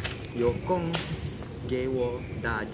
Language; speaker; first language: Chinese; non-native, learner; Malay